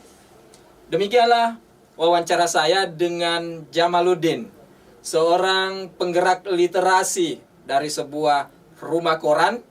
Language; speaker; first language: Indonesian; native; Indonesian